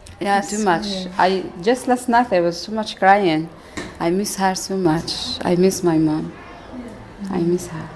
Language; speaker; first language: English; non-native, learner; Arabic